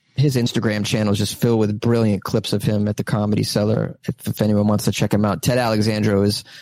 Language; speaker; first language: English; native; English